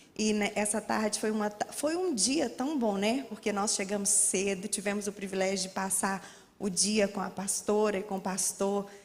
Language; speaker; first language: Portuguese; native; Portuguese